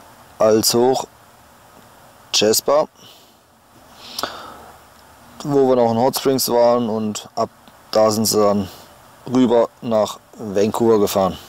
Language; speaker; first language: German; native; German